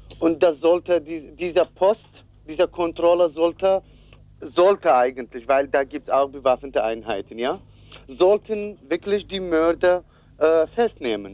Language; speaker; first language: German; non-native, learner; Kurdish